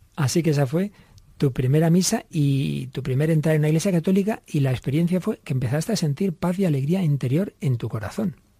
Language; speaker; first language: Spanish; native; Spanish